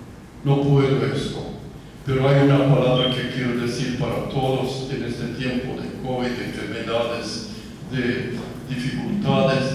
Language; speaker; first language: Spanish; non-native, fluent; Croatian